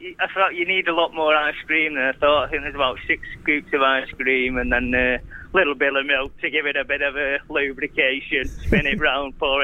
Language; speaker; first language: English; native; English